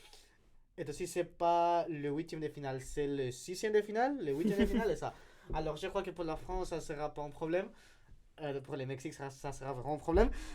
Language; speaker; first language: French; non-native, learner; Spanish